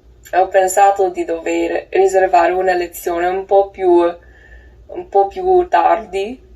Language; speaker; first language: Italian; non-native, learner; English